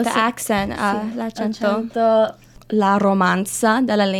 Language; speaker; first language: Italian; non-native, learner; English